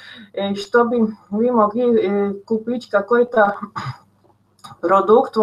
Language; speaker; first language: Russian; non-native, local second language; Latvian